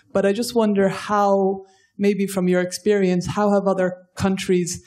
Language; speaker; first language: English; native; English